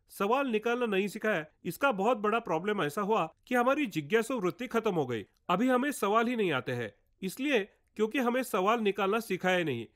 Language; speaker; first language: Hindi; non-native, local second language; Marathi